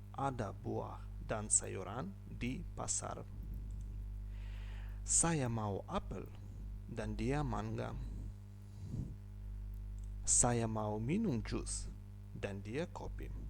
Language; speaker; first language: Indonesian; non-native, learner; Ukrainian